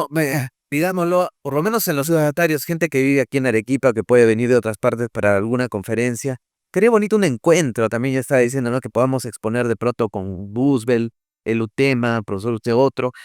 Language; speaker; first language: Spanish; native; Spanish